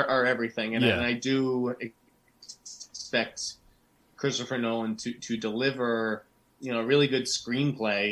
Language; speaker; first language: English; native; English